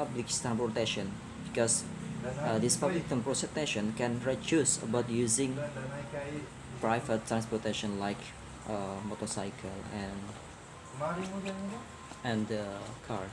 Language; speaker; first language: English; non-native, learner; Indonesian